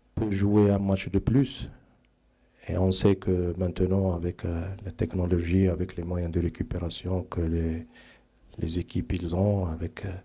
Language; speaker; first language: French; non-native, local second language; Arabic